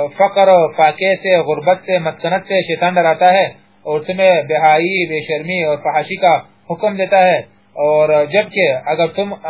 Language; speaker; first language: Urdu; non-native, local second language; Pashto